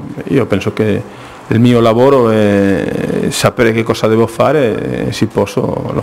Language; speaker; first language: Italian; non-native, fluent; Spanish